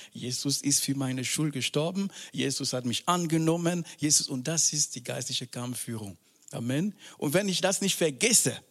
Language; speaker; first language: German; non-native, fluent; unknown